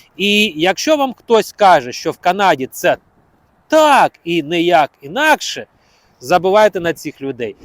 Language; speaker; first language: Ukrainian; native; Ukrainian